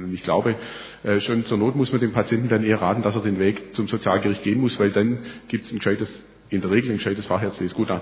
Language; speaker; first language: German; native; German